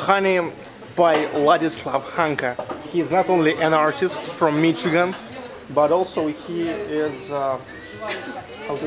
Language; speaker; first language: English; non-native, fluent; Russian